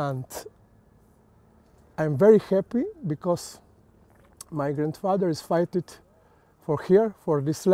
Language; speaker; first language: English; non-native, learner; Slovenian